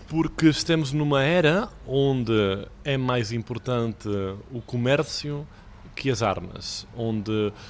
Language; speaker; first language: Portuguese; early bilingual, heritage; Portuguese